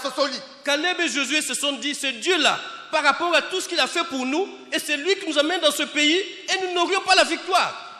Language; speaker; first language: French; non-native, local second language; Lingala